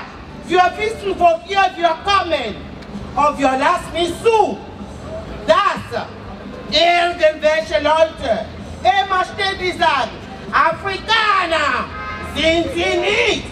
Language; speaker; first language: German; non-native, learner; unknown